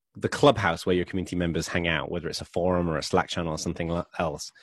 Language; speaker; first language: English; native; English